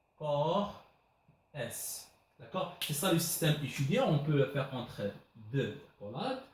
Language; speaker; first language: French; non-native, local second language; Arabic